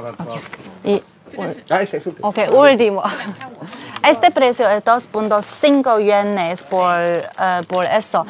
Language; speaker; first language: Spanish; non-native, learner; Chinese